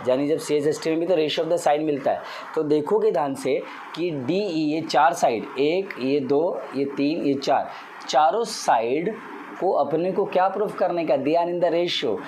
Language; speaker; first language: Hindi; non-native, local second language; Marathi